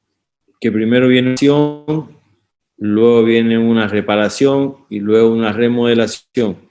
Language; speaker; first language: Spanish; native; Spanish